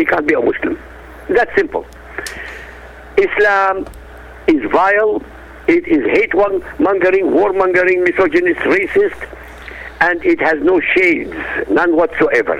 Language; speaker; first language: English; non-native, fluent; Arabic